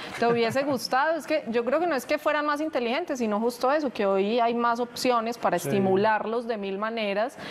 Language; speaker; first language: Spanish; native; Spanish